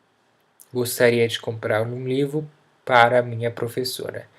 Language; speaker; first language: Portuguese; non-native, fluent; English